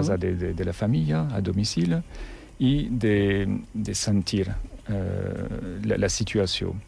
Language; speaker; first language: Catalan; non-native, learner; French